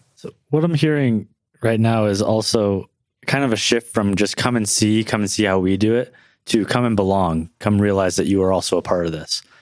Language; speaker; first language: English; native; English